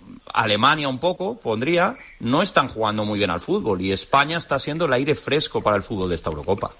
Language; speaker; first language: Spanish; native; Spanish